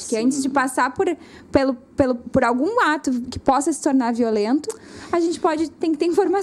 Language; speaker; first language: Portuguese; native; Portuguese